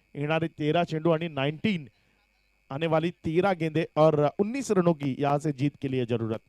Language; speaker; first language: Hindi; non-native, local second language; Marathi